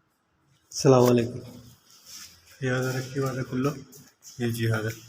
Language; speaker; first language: Arabic; non-native, learner; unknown